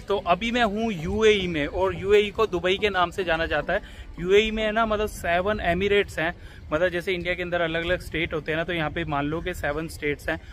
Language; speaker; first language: Hindi; native; Hindi